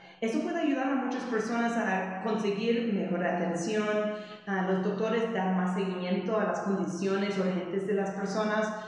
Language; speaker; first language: Spanish; non-native, fluent; English